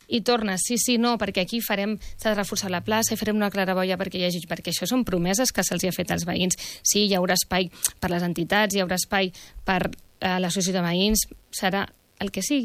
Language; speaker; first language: Catalan; native; Catalan